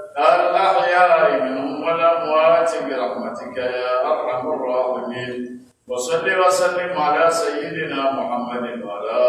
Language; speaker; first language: Arabic; non-native, local second language; Ngazidja Comorian